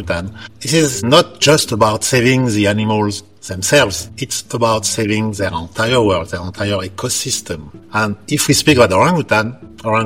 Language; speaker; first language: English; non-native, fluent; French